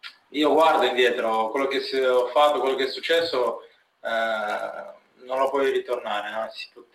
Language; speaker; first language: Italian; non-native, fluent; Bulgarian